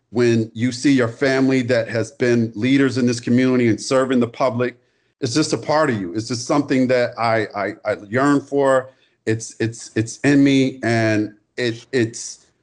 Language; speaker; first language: English; native; English